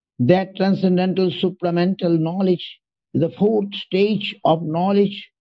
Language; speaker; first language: English; non-native, local second language; Bangla